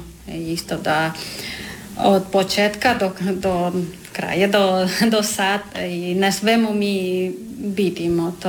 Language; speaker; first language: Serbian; non-native, learner; Spanish